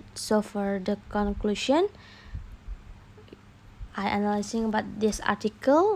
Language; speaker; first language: English; non-native, learner; Indonesian